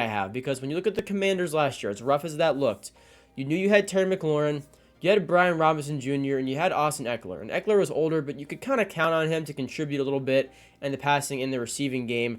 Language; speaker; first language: English; native; English